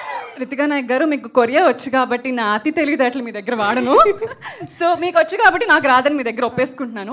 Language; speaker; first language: Telugu; native; Telugu